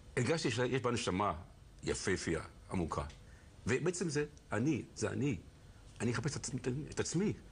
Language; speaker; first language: Hebrew; native; Hebrew